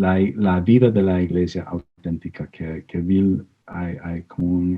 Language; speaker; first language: Spanish; non-native, fluent; English